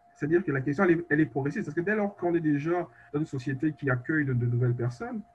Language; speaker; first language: French; native; French